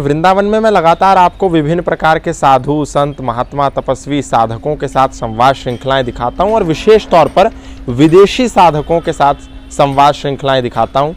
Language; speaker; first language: Hindi; native; Hindi